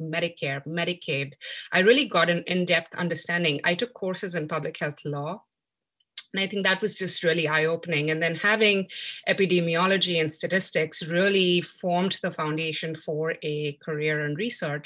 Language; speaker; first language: English; non-native, local second language; Hindi